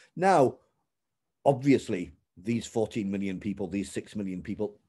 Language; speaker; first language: English; native; English